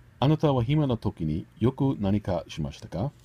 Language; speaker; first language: Japanese; non-native, learner; English